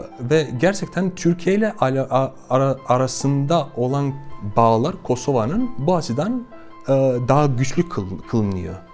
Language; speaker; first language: Turkish; non-native, fluent; Albanian